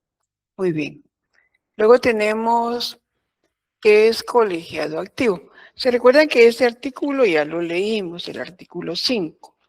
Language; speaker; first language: Spanish; native; Spanish